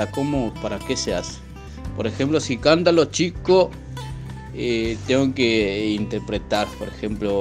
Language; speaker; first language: Spanish; non-native, local second language; Guarani